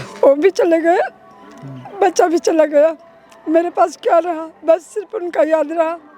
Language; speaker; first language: Hindi; native; Hindi